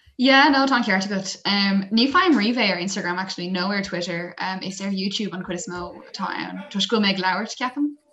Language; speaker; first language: Irish; non-native, local second language; English